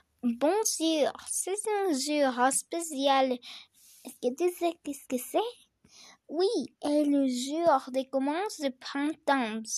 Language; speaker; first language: French; non-native, learner; Spanish